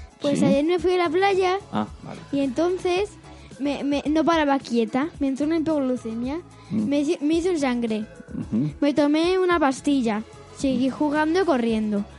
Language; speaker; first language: Spanish; native; Spanish